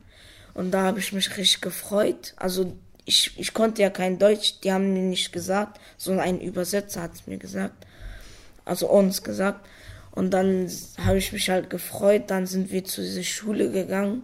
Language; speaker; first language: German; early bilingual, other home language; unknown